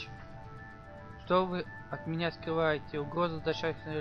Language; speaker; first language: Russian; native; Russian